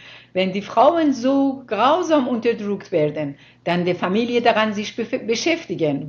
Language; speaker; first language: German; non-native, fluent; Persian